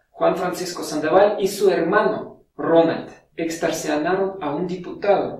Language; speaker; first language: Spanish; non-native, fluent; Russian